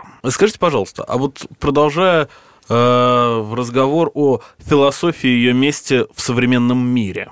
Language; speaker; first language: Russian; native; Russian